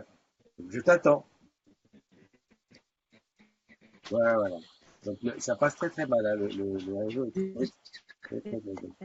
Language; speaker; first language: French; native; French